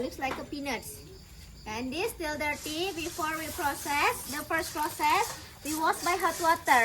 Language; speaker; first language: English; non-native, fluent; Indonesian